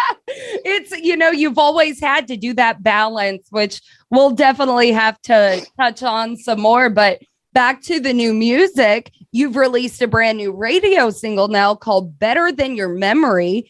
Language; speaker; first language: English; native; English